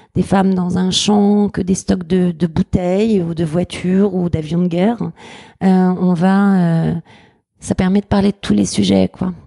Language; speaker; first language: French; native; French